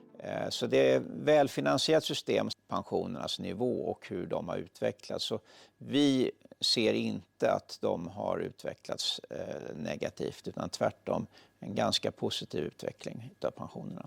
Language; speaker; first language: Swedish; native; Swedish